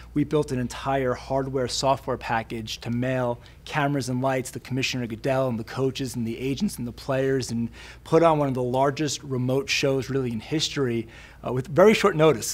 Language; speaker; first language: English; native; English